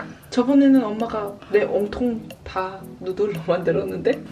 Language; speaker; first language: Korean; early bilingual, heritage; Korean